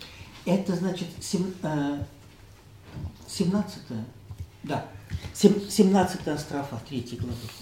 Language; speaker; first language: Russian; early bilingual, heritage; Russian